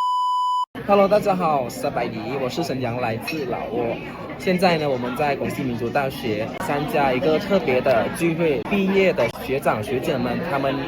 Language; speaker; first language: Chinese; non-native, fluent; Lao